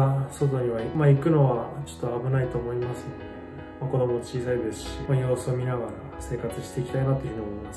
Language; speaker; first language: Japanese; native; Japanese